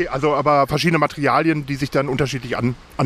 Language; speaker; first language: German; native; German